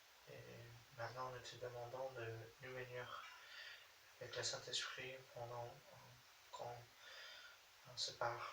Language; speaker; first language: French; non-native, learner; English